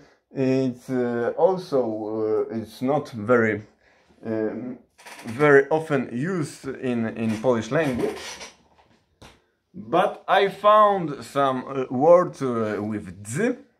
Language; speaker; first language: English; non-native, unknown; Polish